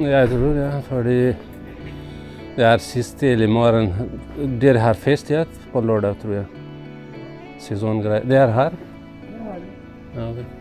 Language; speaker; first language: Norwegian; non-native, learner; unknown